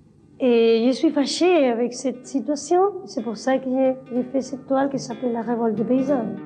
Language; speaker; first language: French; non-native, learner; Spanish